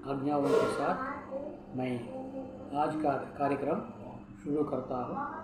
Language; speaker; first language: Hindi; non-native, local second language; Tamil